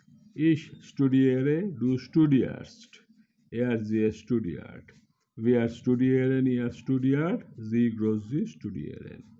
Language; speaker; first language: German; non-native, fluent; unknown